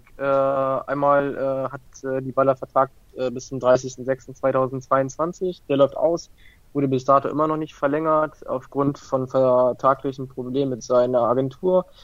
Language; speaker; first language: German; early bilingual, other home language; Italian